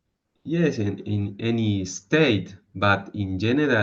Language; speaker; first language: English; non-native, learner; Spanish